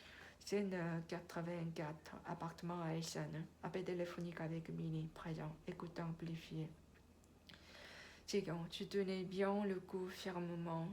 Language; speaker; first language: French; non-native, learner; Korean